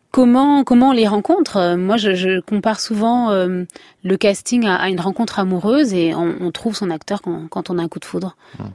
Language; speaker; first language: French; native; French